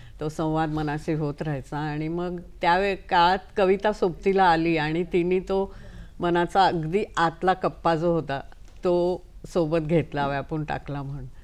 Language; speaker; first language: Marathi; native; Marathi